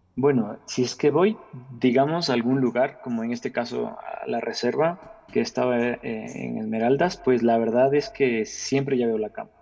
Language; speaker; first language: Spanish; native; Spanish